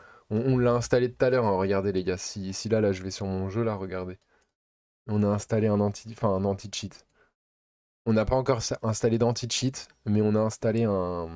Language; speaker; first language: French; native; French